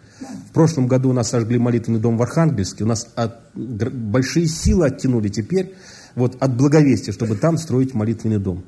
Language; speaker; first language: Russian; native; Russian